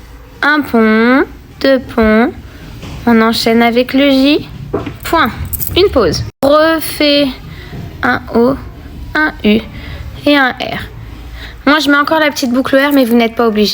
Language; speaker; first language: French; native; French